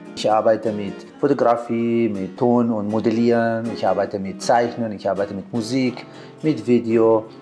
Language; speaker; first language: German; non-native, learner; Arabic